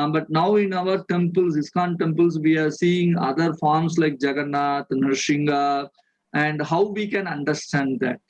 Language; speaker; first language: English; non-native, local second language; Tamil